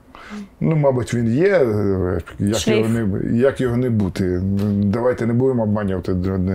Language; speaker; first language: Ukrainian; non-native, local second language; Russian